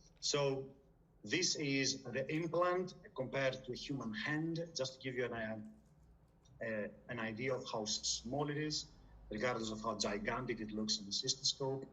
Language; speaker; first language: English; non-native, fluent; Greek